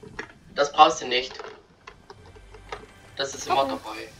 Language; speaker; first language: German; native; German